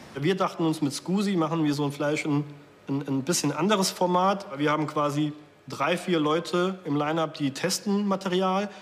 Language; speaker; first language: German; early bilingual, other home language; Arabic